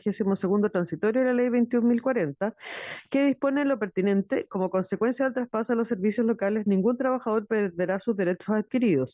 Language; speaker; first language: Spanish; native; Spanish